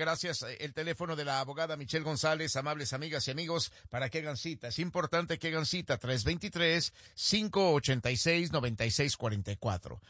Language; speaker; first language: Spanish; native; Spanish